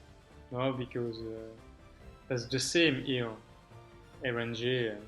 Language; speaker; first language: English; non-native, learner; French